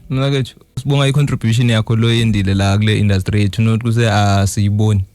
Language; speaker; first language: Zulu; native; Zulu